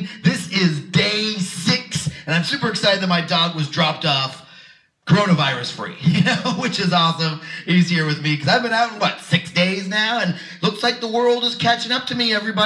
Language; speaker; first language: English; native; English